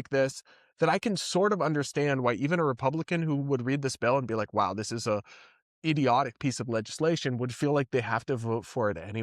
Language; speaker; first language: English; native; English